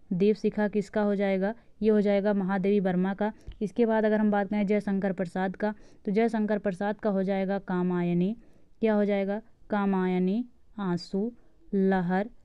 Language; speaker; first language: Hindi; native; Hindi